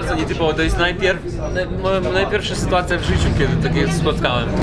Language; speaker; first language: Polish; non-native, learner; Russian